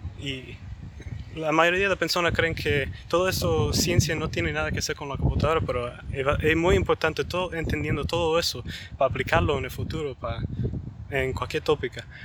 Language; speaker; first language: Spanish; early bilingual, heritage; Spanish